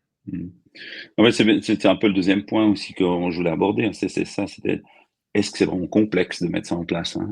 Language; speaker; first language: French; native; French